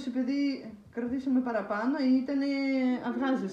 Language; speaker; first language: Greek; non-native, fluent; Russian